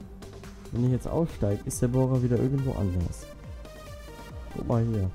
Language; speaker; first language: German; native; German